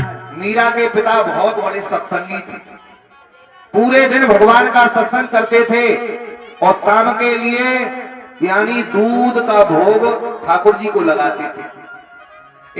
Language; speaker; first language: Hindi; native; Hindi